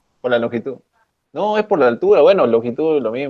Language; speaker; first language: Spanish; native; Spanish